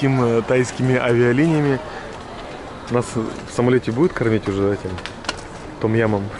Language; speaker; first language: Russian; native; Russian